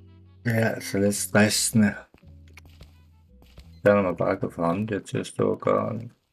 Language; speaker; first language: Danish; native; Danish